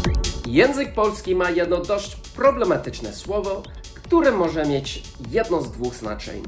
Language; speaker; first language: Polish; non-native, fluent; English